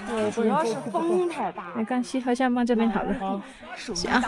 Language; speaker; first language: Chinese; non-native, learner; Vietnamese